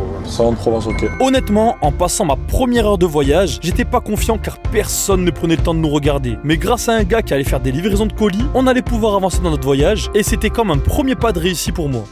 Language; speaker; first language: French; native; French